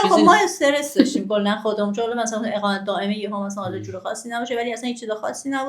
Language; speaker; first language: Persian; native; Persian